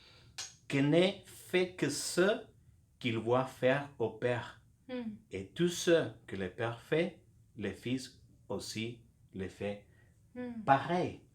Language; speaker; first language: French; non-native, fluent; Spanish